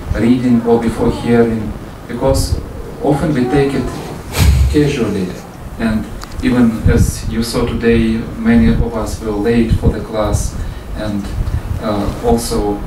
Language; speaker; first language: English; non-native, fluent; Russian